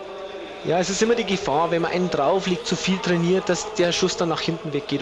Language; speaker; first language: German; native; German